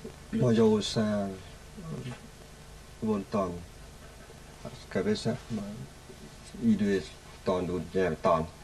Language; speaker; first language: Hungarian; non-native, learner; Vietnamese